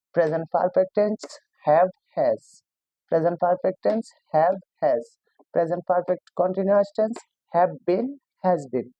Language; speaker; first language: English; non-native, local second language; Bangla